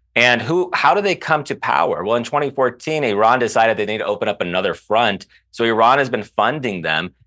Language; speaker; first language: English; early bilingual, other home language; Arabic